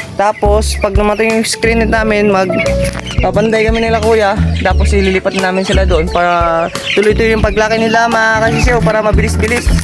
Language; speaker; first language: Filipino; non-native, local second language; Cebuano